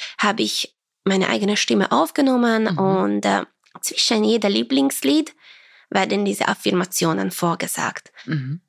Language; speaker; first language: German; non-native, fluent; Croatian